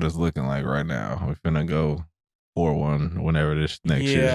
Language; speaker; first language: English; native; English